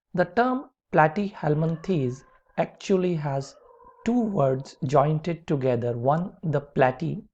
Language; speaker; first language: English; non-native, local second language; Hindi